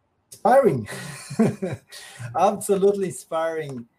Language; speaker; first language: English; non-native, fluent; Portuguese